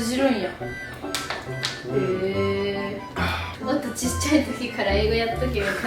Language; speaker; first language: Japanese; native; Japanese